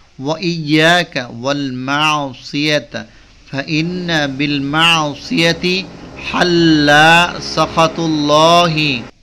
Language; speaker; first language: Arabic; non-native, fluent; Bangla